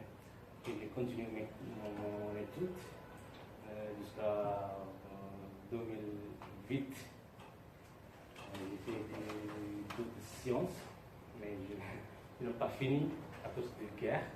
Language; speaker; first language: French; non-native, learner; Tamil